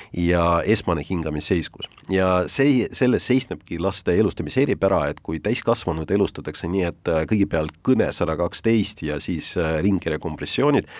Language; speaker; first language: Estonian; non-native, local second language; Russian